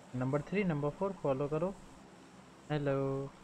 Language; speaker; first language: Hindi; native; Hindi